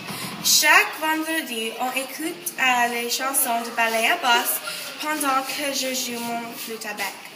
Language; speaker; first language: French; non-native, learner; English